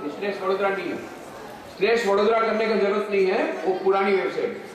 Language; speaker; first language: Hindi; non-native, local second language; Gujarati